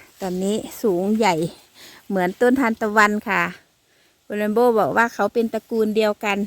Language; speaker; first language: Thai; native; Thai